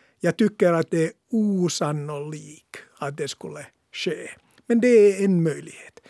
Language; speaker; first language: Swedish; non-native, local second language; Finnish